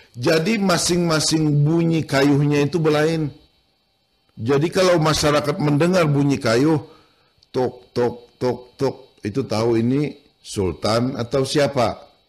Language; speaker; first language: Indonesian; non-native, local second language; Banjar